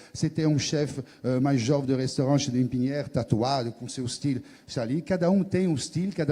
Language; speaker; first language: Portuguese; non-native, fluent; French